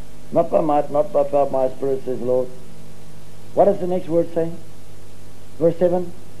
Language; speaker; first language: English; non-native, local second language; Afrikaans